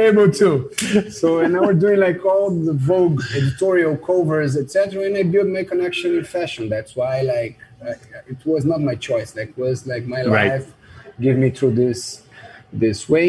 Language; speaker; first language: English; non-native, fluent; Portuguese